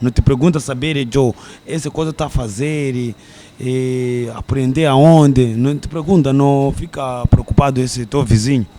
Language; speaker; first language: Portuguese; non-native, learner; Kinyarwanda